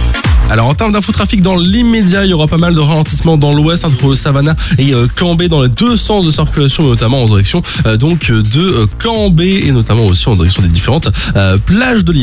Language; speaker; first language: French; native; French